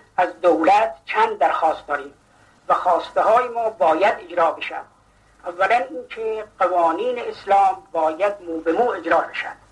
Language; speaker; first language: Persian; non-native, local second language; Azerbaijani